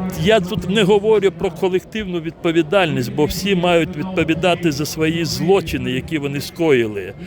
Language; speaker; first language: Ukrainian; non-native, local second language; Crimean Tatar